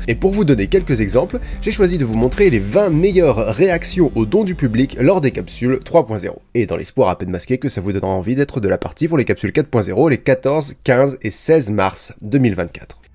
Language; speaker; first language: French; native; French